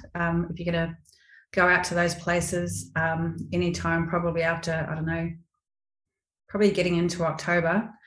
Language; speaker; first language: English; native; English